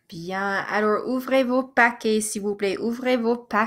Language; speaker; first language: French; non-native, fluent; English